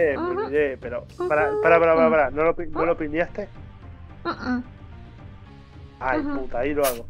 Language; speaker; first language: Spanish; native; Spanish